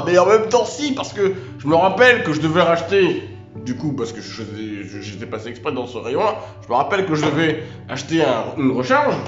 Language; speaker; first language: French; native; French